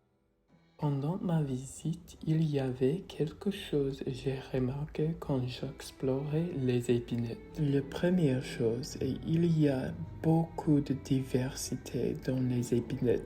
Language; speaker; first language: French; non-native, learner; English